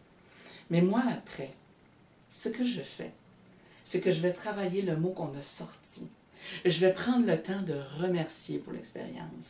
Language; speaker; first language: French; native; French